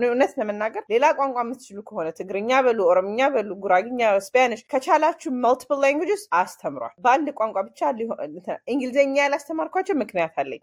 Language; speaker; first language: Amharic; early bilingual, heritage; Amharic